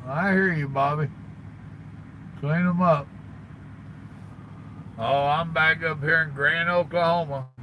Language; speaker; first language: English; native; English